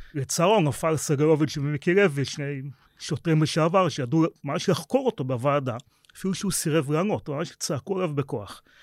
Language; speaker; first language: Hebrew; native; Hebrew